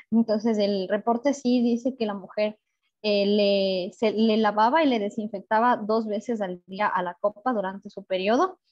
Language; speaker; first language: Spanish; native; Spanish